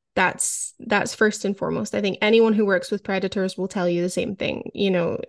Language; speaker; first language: English; native; English